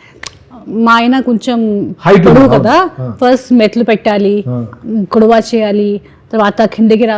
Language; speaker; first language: Telugu; non-native, fluent; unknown